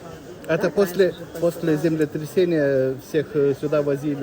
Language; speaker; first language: Russian; non-native, fluent; Lithuanian